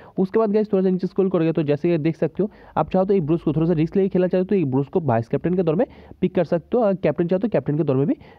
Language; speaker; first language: Hindi; native; Hindi